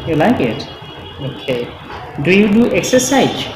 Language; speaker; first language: English; non-native, fluent; Bangla